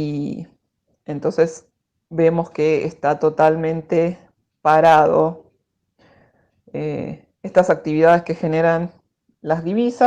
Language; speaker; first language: Spanish; native; Spanish